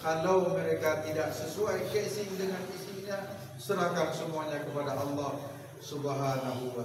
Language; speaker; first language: Indonesian; non-native, local second language; Achinese